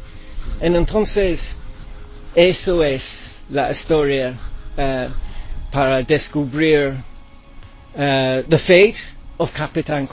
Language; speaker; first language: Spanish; non-native, learner; English